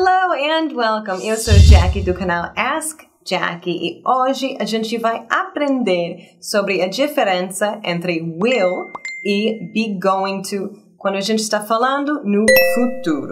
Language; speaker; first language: Portuguese; non-native, fluent; English